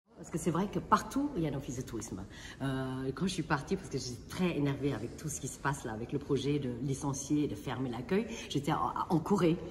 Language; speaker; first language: French; non-native, fluent; Vietnamese